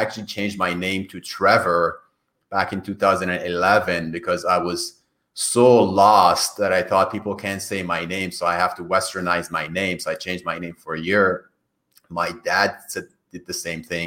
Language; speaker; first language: English; non-native, fluent; Persian